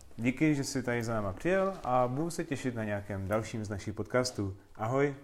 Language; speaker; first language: Czech; native; Czech